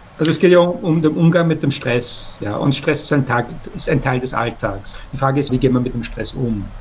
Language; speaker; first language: German; early bilingual, other home language; Persian